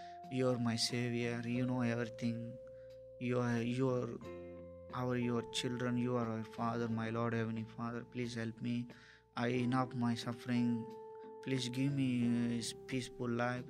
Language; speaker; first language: English; non-native, local second language; Tamil